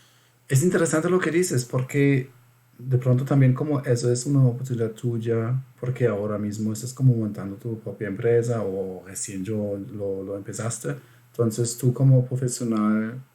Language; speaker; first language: Spanish; non-native, fluent; German